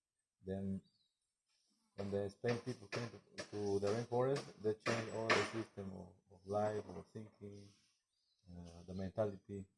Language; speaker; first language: English; non-native, learner; Spanish